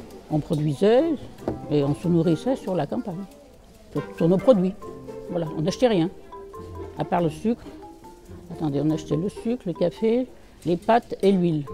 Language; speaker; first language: French; native; French